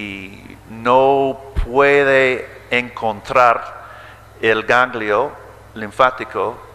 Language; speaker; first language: Spanish; early bilingual, heritage; English